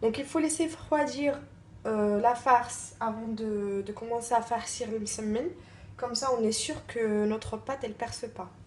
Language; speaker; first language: French; non-native, local second language; Arabic